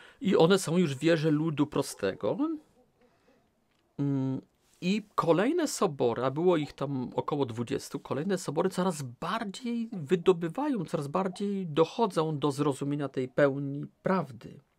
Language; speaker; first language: Polish; native; Polish